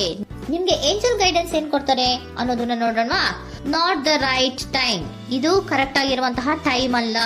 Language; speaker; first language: Kannada; native; Kannada